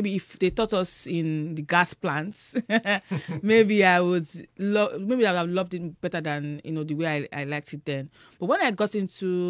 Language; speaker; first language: English; non-native, local second language; Yoruba